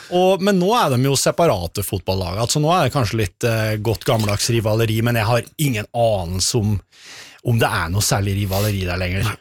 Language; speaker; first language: Norwegian; native; Norwegian